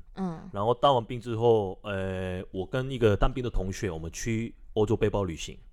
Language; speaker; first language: Chinese; non-native, fluent; Korean